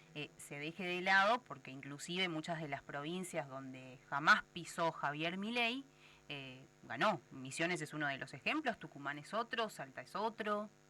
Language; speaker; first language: Spanish; native; Spanish